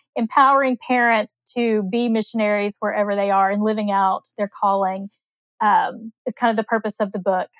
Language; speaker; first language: English; native; English